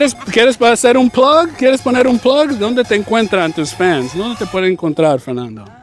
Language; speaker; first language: Spanish; early bilingual, heritage; Spanish